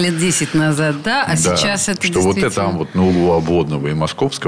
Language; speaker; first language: Russian; native; Russian